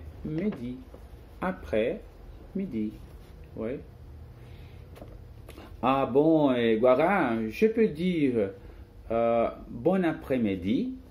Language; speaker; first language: French; non-native, learner; Portuguese